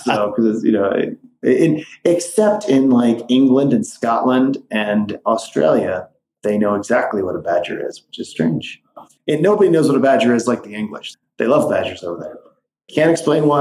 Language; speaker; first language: English; native; English